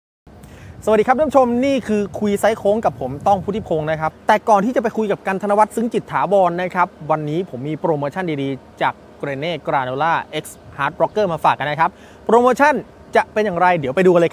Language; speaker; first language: Thai; native; Thai